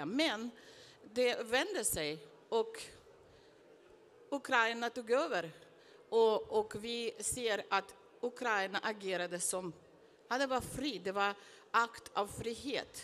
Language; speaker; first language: Swedish; non-native, fluent; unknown